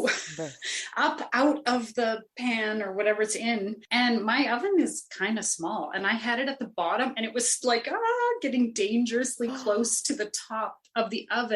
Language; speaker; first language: English; native; English